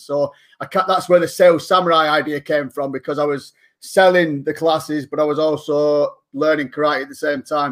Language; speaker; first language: English; native; English